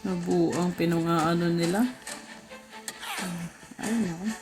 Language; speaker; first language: Filipino; native; Filipino